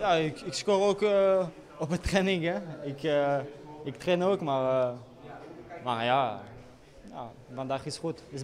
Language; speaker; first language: Dutch; non-native, learner; Italian